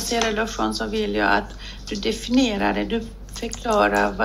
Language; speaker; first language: Swedish; non-native, fluent; Turkish